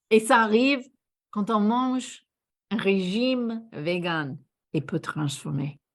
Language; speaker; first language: French; non-native, fluent; English